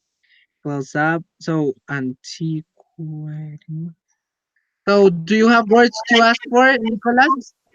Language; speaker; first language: English; non-native, fluent; Spanish